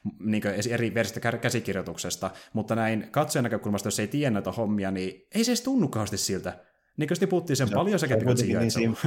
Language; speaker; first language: Finnish; native; Finnish